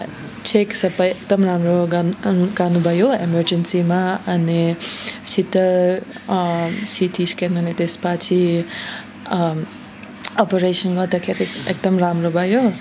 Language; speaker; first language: Nepali; non-native, learner; German